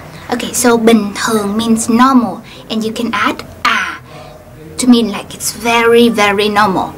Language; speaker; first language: English; non-native, fluent; Vietnamese